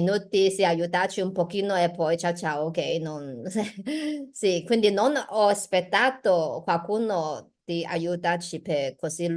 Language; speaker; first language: Italian; non-native, learner; Chinese